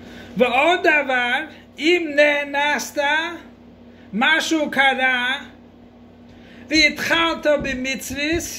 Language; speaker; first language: Hebrew; non-native, fluent; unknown